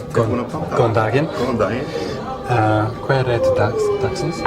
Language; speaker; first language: Icelandic; non-native, learner; English